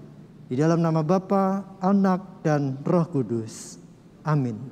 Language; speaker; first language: Indonesian; native; Indonesian